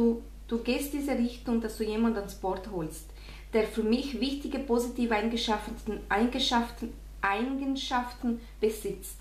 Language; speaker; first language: German; non-native, fluent; Spanish